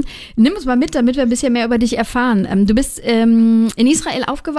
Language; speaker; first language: German; native; German